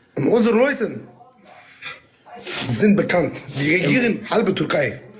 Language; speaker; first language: German; non-native, local second language; Kurdish